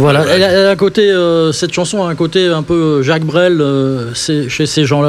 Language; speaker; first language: French; native; French